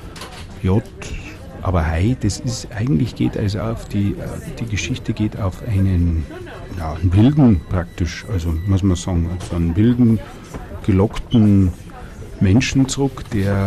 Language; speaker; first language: German; native; German